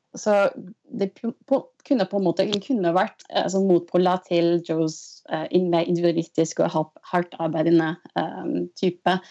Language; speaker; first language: Norwegian; non-native, fluent; French